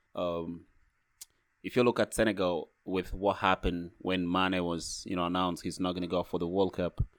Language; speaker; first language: English; non-native, fluent; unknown